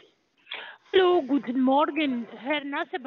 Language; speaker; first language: German; non-native, learner; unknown